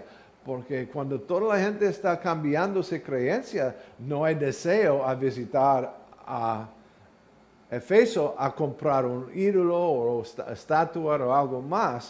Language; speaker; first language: Spanish; non-native, learner; English